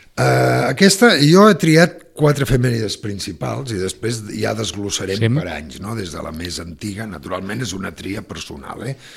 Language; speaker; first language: Catalan; native; Catalan